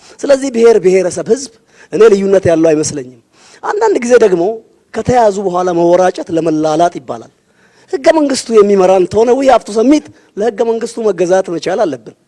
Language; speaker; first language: Amharic; non-native, local second language; Oromo